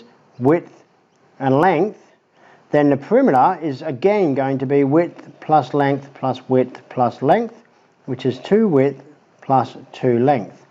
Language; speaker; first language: English; native; English